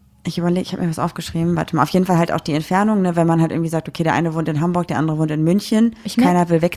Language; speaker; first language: German; native; German